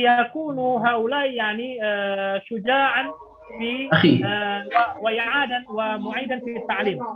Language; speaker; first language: Arabic; non-native, fluent; Indonesian